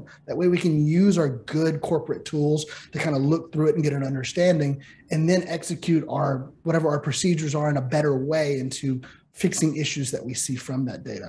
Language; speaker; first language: English; native; English